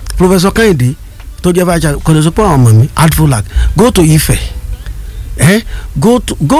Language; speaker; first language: English; non-native, local second language; Yoruba